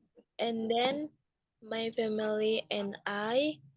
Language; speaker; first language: English; non-native, learner; Indonesian